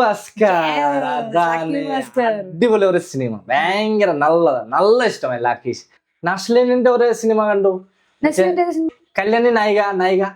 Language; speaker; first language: Malayalam; non-native, local second language; Bangla